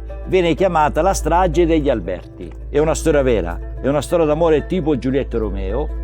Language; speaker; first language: Italian; native; Italian